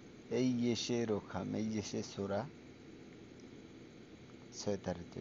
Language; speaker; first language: Arabic; non-native, learner; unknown